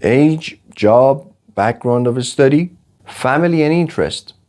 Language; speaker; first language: English; non-native, fluent; Persian